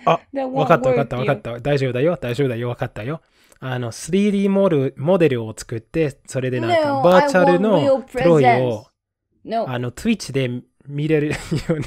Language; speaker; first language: Japanese; non-native, fluent; English